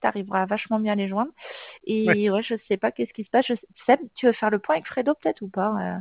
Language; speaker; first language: French; native; French